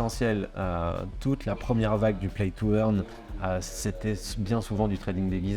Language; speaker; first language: French; native; French